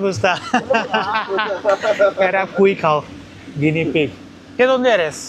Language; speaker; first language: Spanish; non-native, learner; Hindi